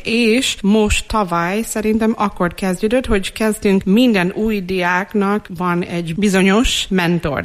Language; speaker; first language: Hungarian; non-native, fluent; English